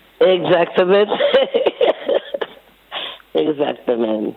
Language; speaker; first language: Catalan; non-native, learner; English